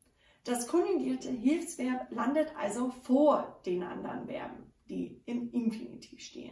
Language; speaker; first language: German; non-native, fluent; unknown